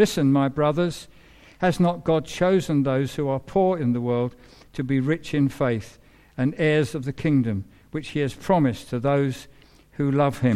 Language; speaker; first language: English; native; English